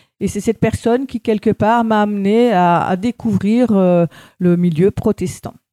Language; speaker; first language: French; native; French